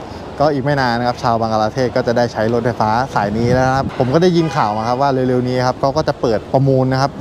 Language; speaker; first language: Thai; native; Thai